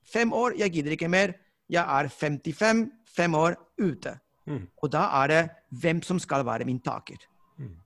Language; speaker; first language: Norwegian; non-native, fluent; Spanish